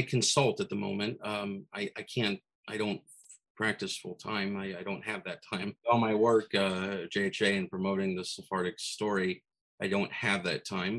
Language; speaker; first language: English; native; English